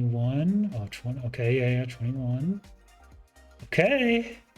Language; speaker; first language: English; native; English